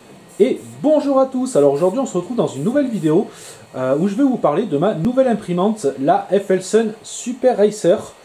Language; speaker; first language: French; native; French